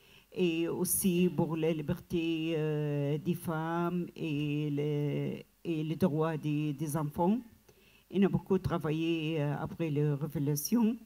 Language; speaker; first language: French; non-native, learner; Arabic